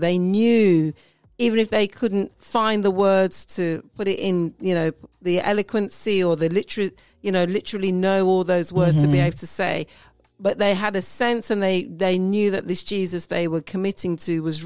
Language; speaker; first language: English; native; English